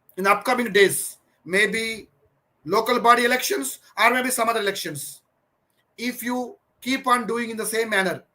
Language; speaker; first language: English; non-native, local second language; Telugu